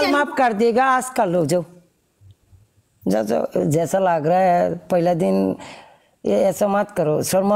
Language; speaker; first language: Hindi; non-native, fluent; Bangla